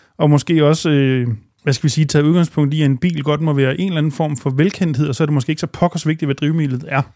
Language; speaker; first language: Danish; native; Danish